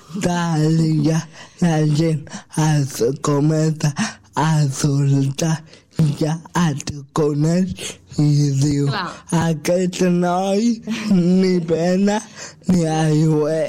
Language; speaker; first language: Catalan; non-native, local second language; Spanish